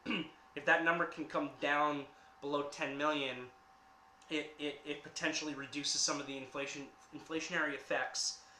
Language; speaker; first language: English; native; English